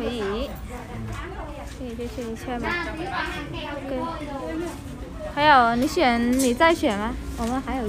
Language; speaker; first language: Chinese; non-native, learner; Vietnamese